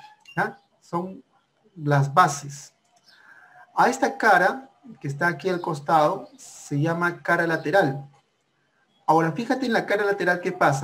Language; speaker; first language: Spanish; native; Spanish